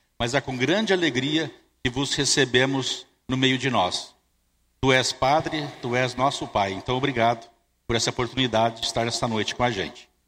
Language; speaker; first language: Portuguese; native; Portuguese